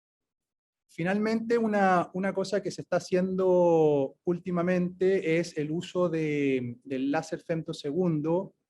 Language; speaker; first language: Spanish; native; Spanish